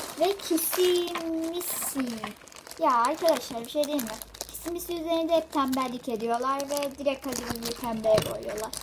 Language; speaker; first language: Turkish; native; Turkish